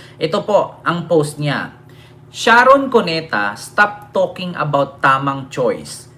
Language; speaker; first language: Filipino; non-native, local second language; Cebuano